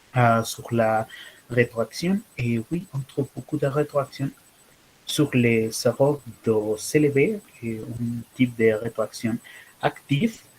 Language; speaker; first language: French; non-native, learner; Spanish